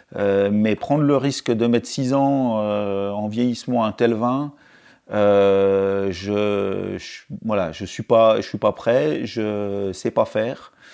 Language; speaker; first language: French; native; French